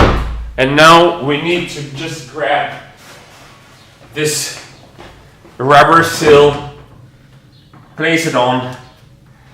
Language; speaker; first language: English; non-native, fluent; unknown